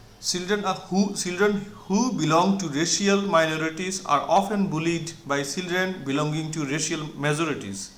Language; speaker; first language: English; non-native, local second language; Bangla